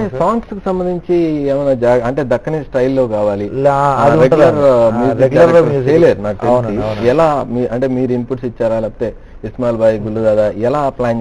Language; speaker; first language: Telugu; native; Telugu